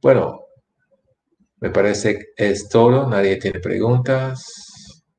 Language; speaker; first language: Spanish; non-native, fluent; English